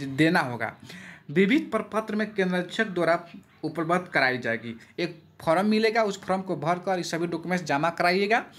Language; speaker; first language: Hindi; native; Hindi